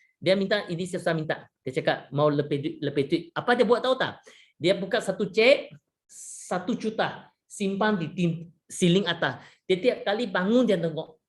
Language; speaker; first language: Malay; non-native, fluent; Chinese